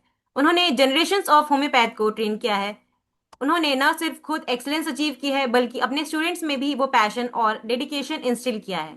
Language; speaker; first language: Hindi; native; Hindi